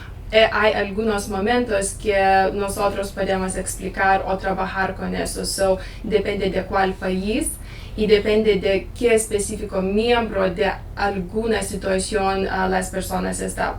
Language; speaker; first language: Spanish; non-native, learner; Lithuanian